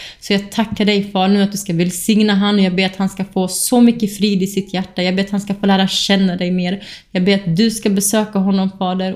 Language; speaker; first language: Swedish; early bilingual, other home language; Kurdish